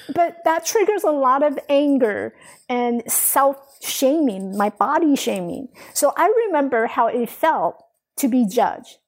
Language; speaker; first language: English; non-native, fluent; Chinese